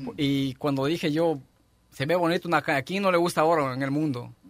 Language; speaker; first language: Spanish; native; Spanish